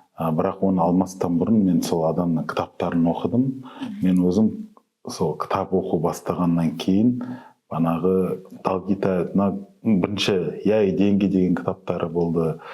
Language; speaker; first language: Kazakh; native; Kazakh